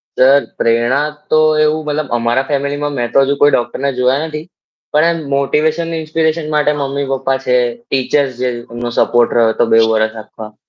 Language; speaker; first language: Gujarati; native; Gujarati